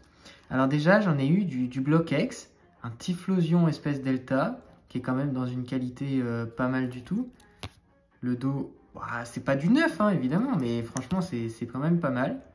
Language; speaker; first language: French; native; French